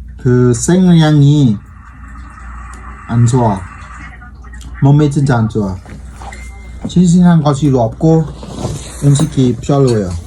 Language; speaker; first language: Korean; non-native, learner; Vietnamese